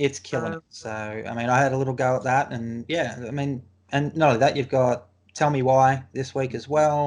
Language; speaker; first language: English; native; English